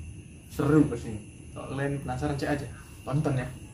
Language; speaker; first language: Indonesian; native; Indonesian